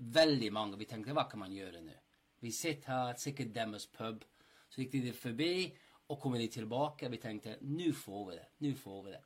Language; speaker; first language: Norwegian; non-native, fluent; English